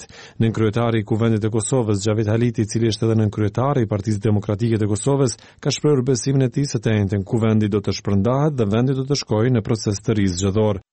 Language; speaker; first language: Albanian; native; Albanian